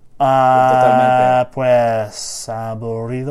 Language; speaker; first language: Spanish; non-native, learner; English